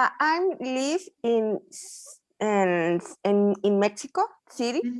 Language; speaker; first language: English; non-native, learner; Spanish